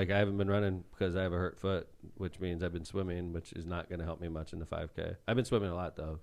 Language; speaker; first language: English; native; English